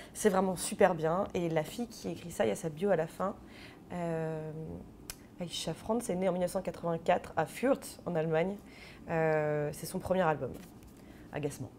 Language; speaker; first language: French; native; French